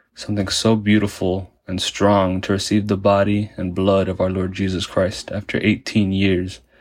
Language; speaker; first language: English; early bilingual, other home language; Spanish